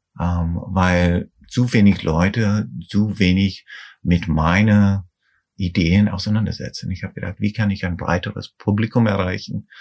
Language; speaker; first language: German; non-native, fluent; English